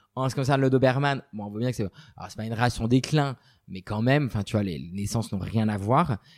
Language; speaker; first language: French; native; French